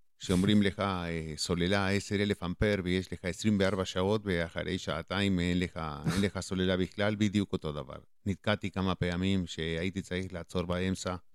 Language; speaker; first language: Hebrew; non-native, fluent; Spanish